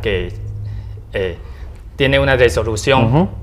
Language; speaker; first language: Spanish; non-native, learner; Chinese